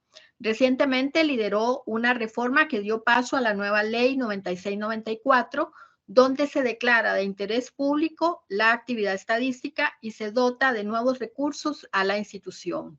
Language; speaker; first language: Spanish; native; Spanish